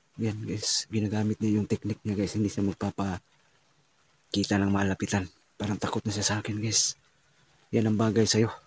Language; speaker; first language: Filipino; non-native, local second language; Cebuano